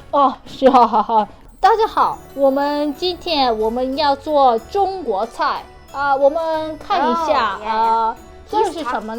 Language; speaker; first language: Chinese; non-native, learner; Korean